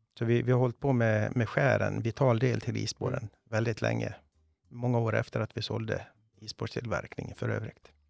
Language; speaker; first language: Swedish; native; Swedish